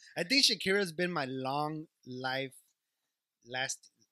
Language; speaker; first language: English; early bilingual, other home language; Spanish